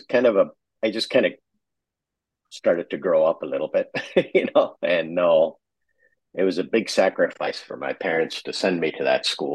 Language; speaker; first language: English; non-native, local second language; Urdu